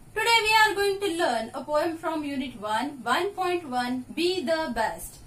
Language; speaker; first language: English; non-native, local second language; Marathi